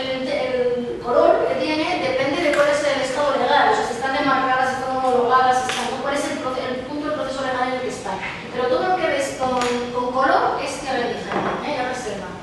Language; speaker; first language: Spanish; native; Spanish